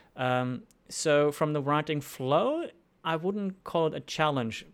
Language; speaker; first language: English; non-native, fluent; German